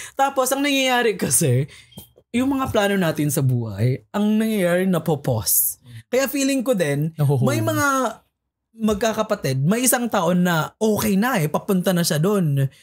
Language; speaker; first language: Filipino; native; Filipino